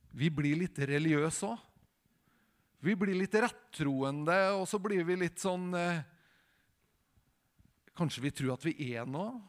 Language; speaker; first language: Norwegian; native; Norwegian